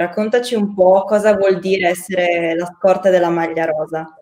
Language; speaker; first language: Italian; native; Italian